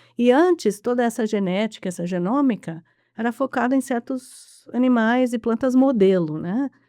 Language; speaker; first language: Portuguese; early bilingual, other home language; English